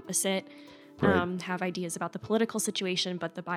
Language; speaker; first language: English; native; English